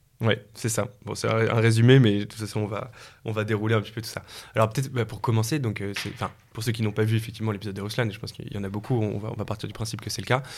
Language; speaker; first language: French; native; French